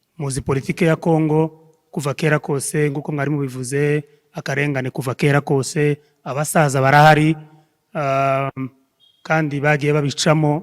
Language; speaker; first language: Kinyarwanda; native; Kinyarwanda